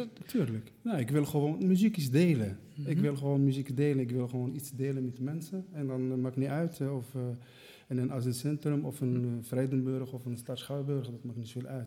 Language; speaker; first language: Dutch; non-native, local second language; Arabic